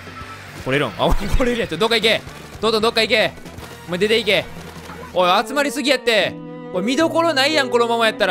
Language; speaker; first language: Japanese; native; Japanese